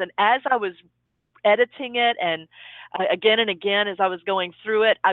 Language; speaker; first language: English; native; English